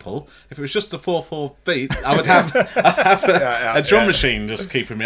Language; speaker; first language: English; native; English